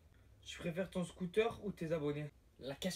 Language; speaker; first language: French; native; French